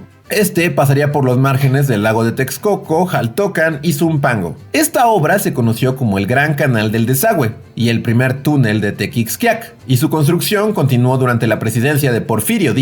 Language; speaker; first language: Spanish; native; Spanish